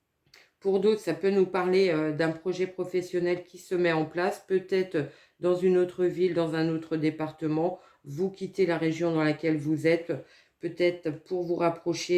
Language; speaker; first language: French; native; French